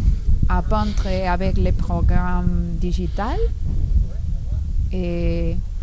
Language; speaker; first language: French; non-native, learner; Spanish